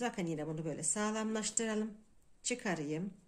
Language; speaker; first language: Turkish; native; Turkish